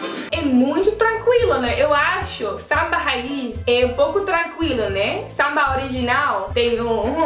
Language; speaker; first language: Portuguese; non-native, learner; Dutch